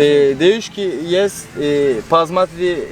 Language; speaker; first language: Russian; non-native, learner; Turkish